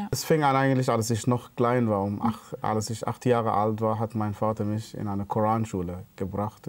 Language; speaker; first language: German; non-native, fluent; Arabic